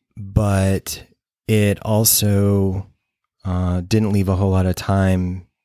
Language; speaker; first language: English; native; English